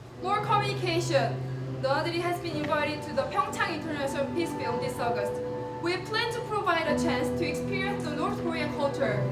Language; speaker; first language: English; non-native, learner; Korean